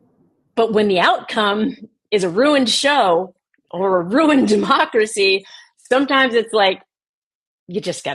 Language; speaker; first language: English; native; English